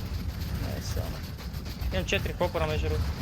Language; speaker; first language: Bulgarian; native; Bulgarian